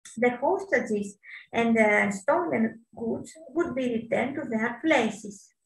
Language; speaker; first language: English; non-native, fluent; Greek